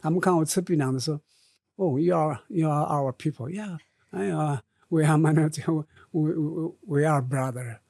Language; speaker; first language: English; non-native, learner; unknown